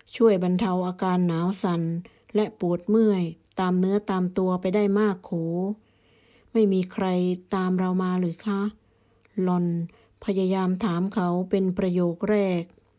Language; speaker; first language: Thai; native; Thai